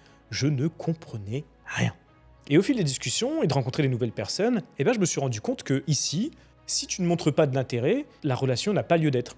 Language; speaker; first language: French; native; French